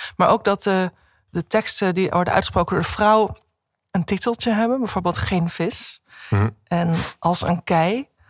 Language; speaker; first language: Dutch; native; Dutch